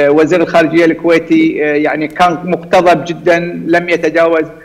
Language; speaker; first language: Arabic; native; Arabic